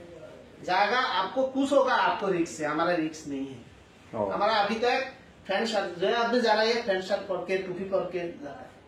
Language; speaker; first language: Hindi; non-native, learner; Bangla